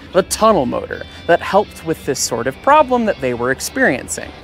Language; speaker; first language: English; native; English